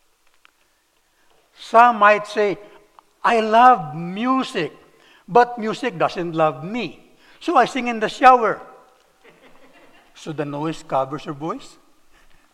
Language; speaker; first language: English; non-native, local second language; Cebuano